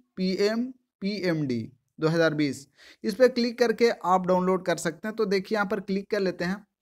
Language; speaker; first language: Hindi; native; Hindi